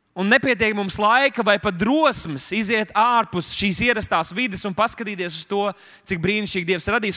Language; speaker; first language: Latvian; native; Latvian